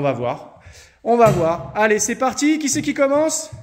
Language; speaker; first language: French; native; French